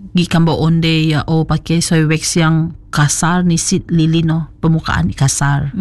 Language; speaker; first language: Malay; non-native, local second language; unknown